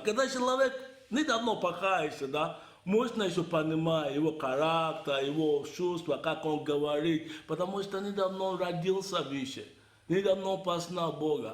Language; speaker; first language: Russian; non-native, learner; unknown